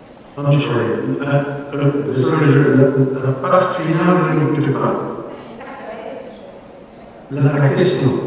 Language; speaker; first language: French; non-native, learner; Spanish